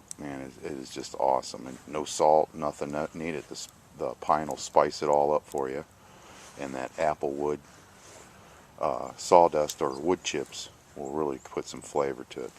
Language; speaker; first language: English; native; English